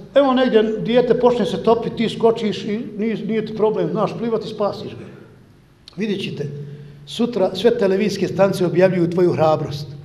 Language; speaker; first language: Bosnian; native; Bosnian